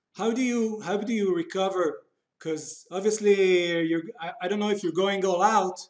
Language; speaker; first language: English; non-native, fluent; Hebrew